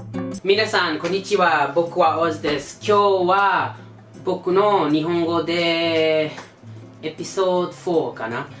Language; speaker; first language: Japanese; non-native, learner; English